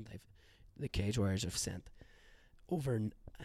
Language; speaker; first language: English; native; English